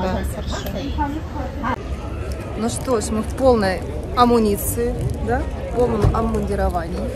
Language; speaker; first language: Russian; native; Russian